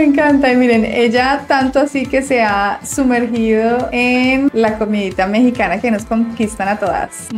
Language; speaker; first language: Spanish; native; Spanish